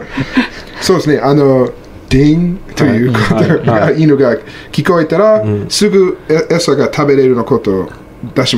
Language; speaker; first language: Japanese; non-native, learner; English